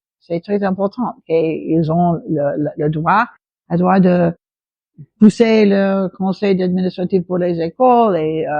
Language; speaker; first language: French; non-native, local second language; English